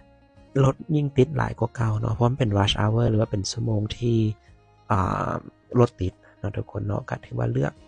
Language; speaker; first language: Thai; non-native, local second language; Lao